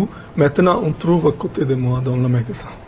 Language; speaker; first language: French; non-native, fluent; Punjabi